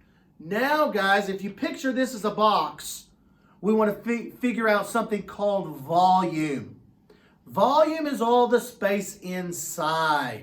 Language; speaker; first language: English; native; English